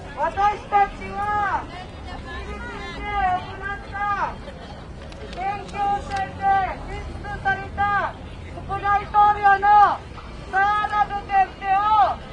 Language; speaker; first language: Japanese; non-native, fluent; Filipino